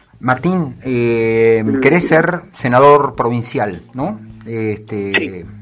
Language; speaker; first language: Spanish; native; Spanish